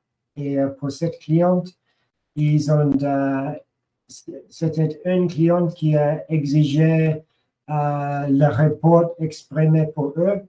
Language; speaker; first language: French; non-native, learner; English